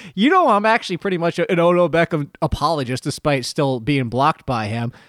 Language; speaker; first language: English; early bilingual, other home language; Polish